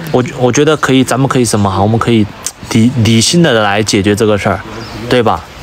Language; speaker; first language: Chinese; native; Chinese